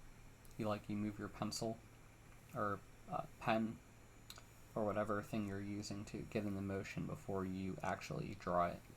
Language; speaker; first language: English; native; English